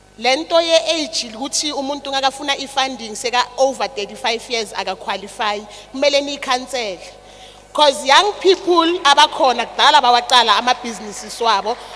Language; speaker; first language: Zulu; native; Zulu